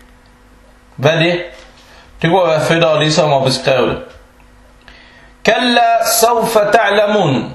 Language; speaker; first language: Danish; early bilingual, other home language; Arabic